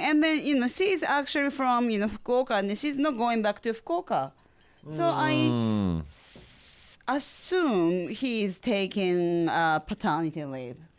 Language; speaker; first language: English; non-native, learner; Japanese